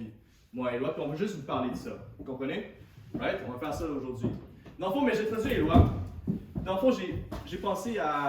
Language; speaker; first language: French; native; French